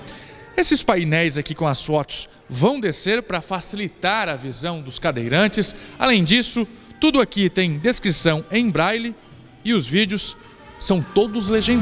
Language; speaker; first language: Portuguese; native; Portuguese